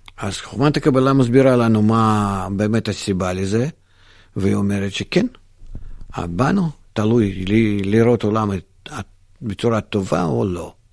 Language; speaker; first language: Hebrew; non-native, fluent; Russian